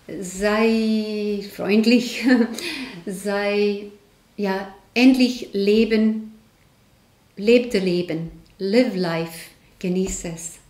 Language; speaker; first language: German; non-native, learner; English